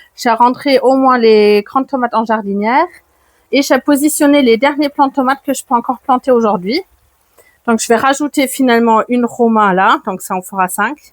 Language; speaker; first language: French; non-native, fluent; German